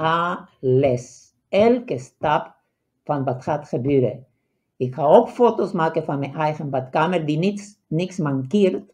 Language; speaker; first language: Dutch; non-native, fluent; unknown